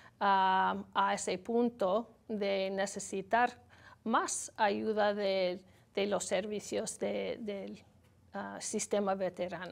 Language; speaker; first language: Spanish; non-native, learner; English